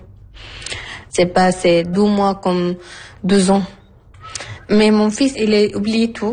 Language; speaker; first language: French; non-native, learner; Arabic